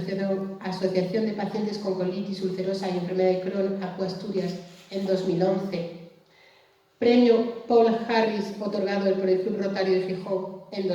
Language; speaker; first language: Spanish; native; Spanish